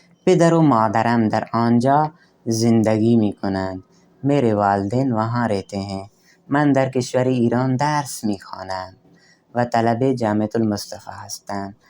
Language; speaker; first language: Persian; non-native, fluent; Urdu